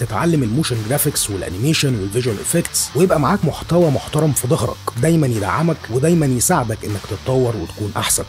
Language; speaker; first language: Arabic; native; Arabic